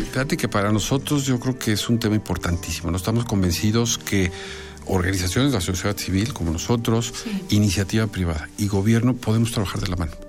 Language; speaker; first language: Spanish; native; Spanish